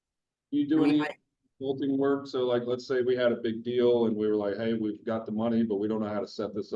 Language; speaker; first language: English; native; English